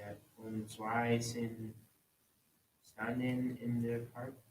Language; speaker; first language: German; non-native, learner; English